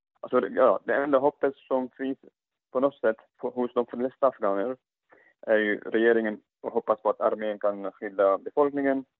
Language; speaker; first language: Swedish; non-native, fluent; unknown